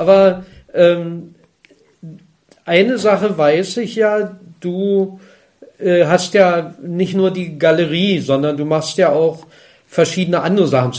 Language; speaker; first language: German; native; German